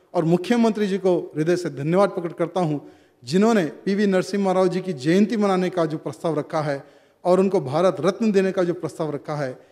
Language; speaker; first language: Hindi; native; Hindi